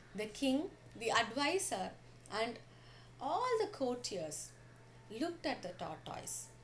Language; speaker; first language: English; non-native, local second language; Tamil